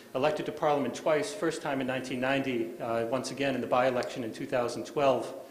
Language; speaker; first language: English; native; English